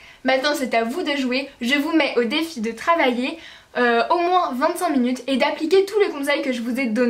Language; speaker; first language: French; native; French